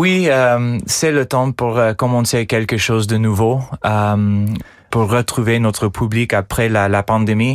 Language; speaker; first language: French; non-native, fluent; English